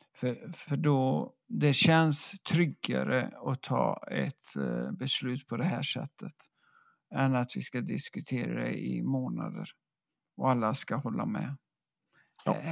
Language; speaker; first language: Swedish; native; Swedish